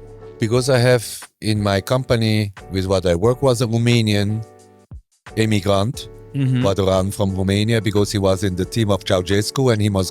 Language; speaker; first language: English; non-native, learner; German